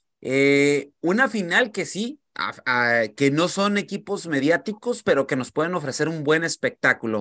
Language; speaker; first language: Spanish; native; Spanish